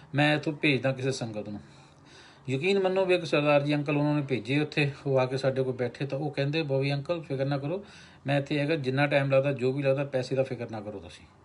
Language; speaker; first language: Hindi; non-native, local second language; Punjabi